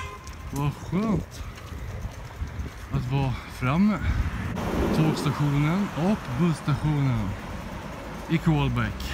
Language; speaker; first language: Swedish; native; Swedish